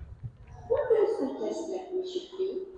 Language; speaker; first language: English; non-native, learner; Indonesian